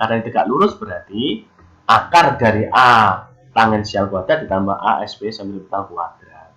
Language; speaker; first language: Indonesian; native; Indonesian